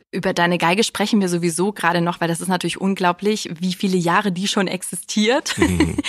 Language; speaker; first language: German; native; German